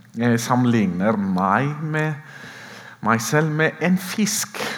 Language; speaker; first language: Norwegian; non-native, fluent; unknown